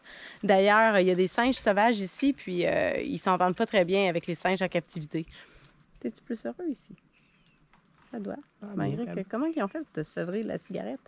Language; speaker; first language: French; native; French